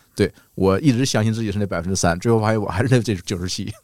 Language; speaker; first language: Chinese; native; Chinese